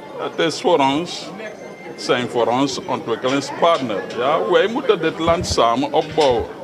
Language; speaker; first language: Dutch; native; Dutch